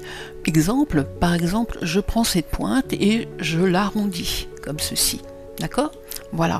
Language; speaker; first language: French; native; French